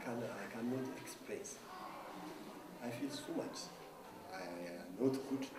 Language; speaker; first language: English; non-native, learner; Amharic